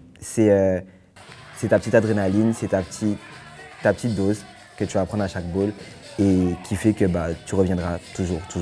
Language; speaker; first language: French; native; French